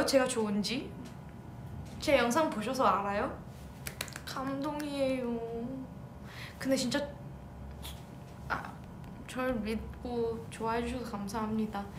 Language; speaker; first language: Korean; early bilingual, heritage; English